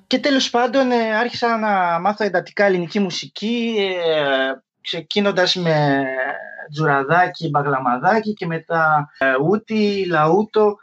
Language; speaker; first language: Greek; early bilingual, other home language; French